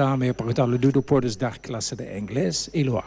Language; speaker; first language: Spanish; non-native, learner; Dutch